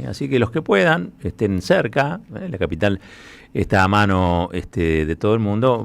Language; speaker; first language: Spanish; native; Spanish